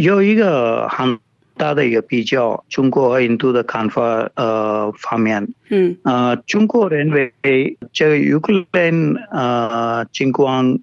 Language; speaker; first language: Chinese; non-native, fluent; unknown